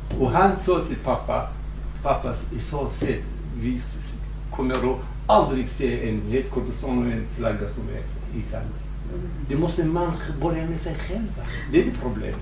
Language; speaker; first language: Swedish; non-native, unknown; Kurdish